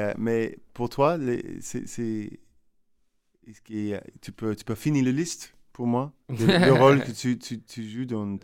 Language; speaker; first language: French; non-native, learner; English